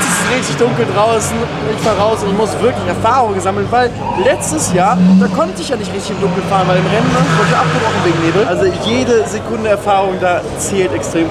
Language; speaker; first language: German; native; German